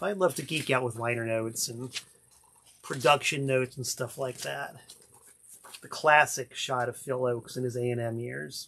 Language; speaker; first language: English; native; English